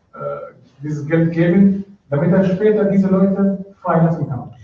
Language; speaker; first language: German; non-native, fluent; Arabic